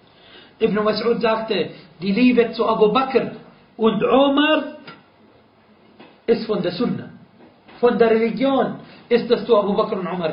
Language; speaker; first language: German; non-native, fluent; Arabic